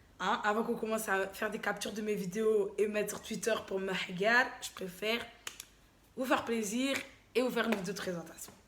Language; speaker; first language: French; early bilingual, other home language; Lingala